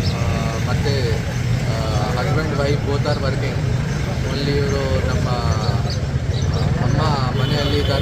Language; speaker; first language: Kannada; non-native, fluent; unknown